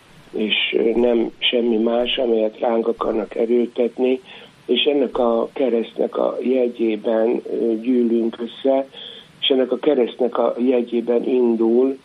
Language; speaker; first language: Hungarian; native; Hungarian